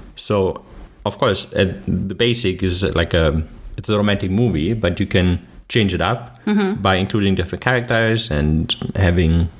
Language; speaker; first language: English; non-native, fluent; German